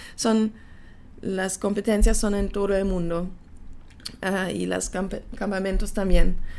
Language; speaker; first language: Spanish; early bilingual, heritage; German